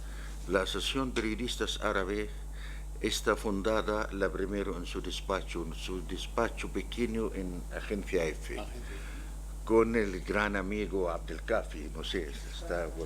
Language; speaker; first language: Spanish; non-native, learner; Arabic